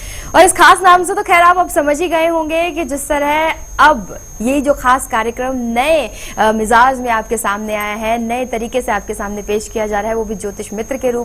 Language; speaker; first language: Hindi; native; Hindi